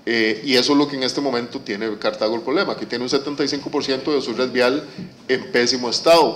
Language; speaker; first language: Spanish; native; Spanish